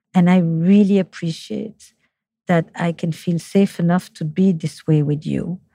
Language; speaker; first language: English; non-native, fluent; French